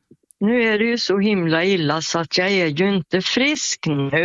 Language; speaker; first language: Swedish; native; Swedish